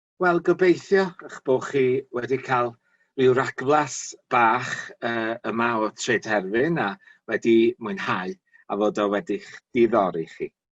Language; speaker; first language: Welsh; native; Welsh